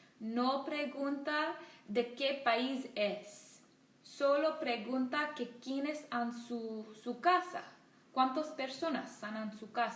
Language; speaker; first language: Spanish; non-native, learner; English